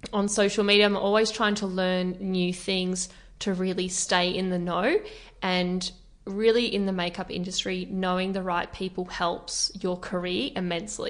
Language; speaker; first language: English; native; English